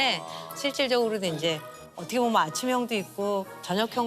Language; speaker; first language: Korean; native; Korean